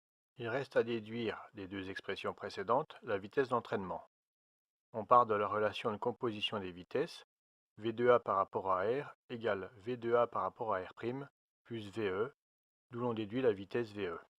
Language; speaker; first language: French; native; French